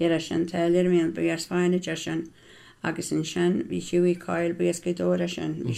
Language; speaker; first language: Irish; native; Irish